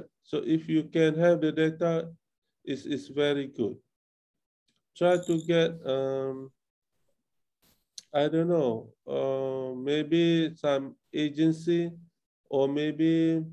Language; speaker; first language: English; non-native, local second language; Malay